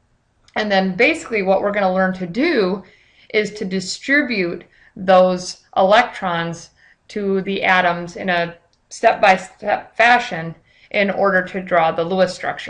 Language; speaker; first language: English; native; English